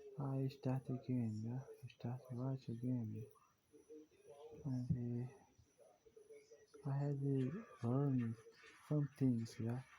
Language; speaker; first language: English; non-native, learner; Portuguese